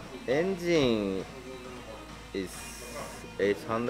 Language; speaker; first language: English; non-native, learner; Japanese